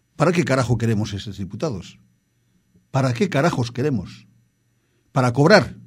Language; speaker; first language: Spanish; non-native, local second language; Galician